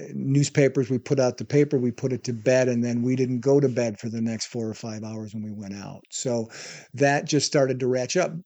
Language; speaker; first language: English; native; English